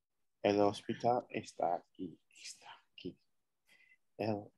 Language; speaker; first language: Spanish; non-native, learner; English